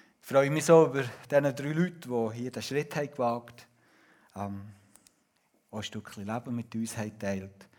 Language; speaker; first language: German; native; German